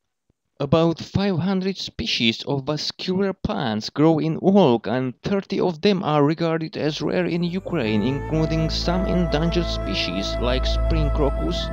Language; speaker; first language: English; non-native, fluent; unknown